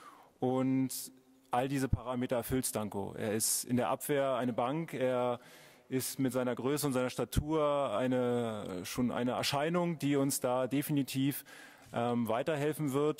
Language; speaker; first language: German; native; German